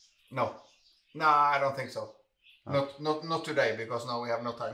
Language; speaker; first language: English; non-native, fluent; Norwegian